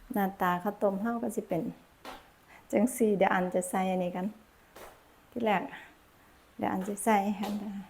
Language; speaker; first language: Thai; non-native, local second language; Northeastern Thai